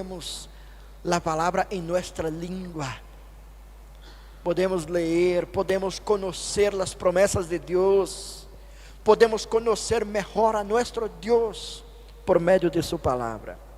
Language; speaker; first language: Spanish; non-native, fluent; Portuguese